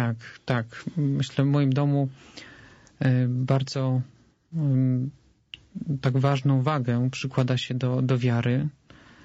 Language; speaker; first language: Polish; native; Polish